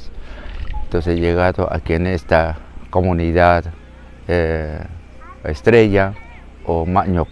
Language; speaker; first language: Spanish; non-native, local second language; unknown